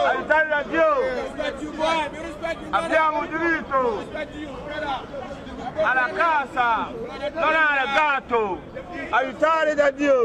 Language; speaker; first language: Italian; non-native, learner; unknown